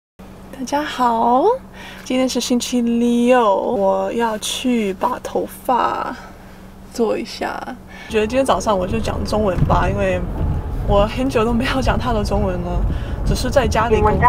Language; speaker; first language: Chinese; early bilingual, heritage; Chinese